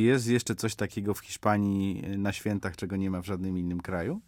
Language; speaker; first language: Polish; native; Polish